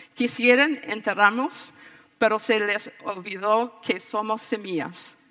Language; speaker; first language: Spanish; non-native, learner; English